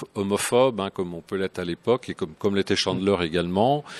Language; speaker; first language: French; native; French